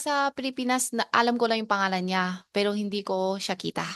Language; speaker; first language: Filipino; non-native, learner; Chinese